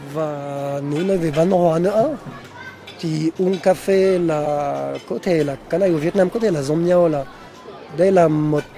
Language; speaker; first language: Vietnamese; non-native, fluent; French